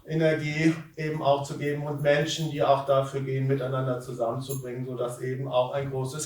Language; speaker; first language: German; native; German